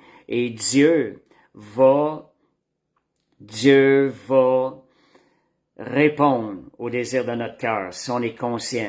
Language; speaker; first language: French; native; French